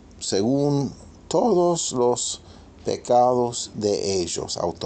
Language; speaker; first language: Spanish; non-native, fluent; English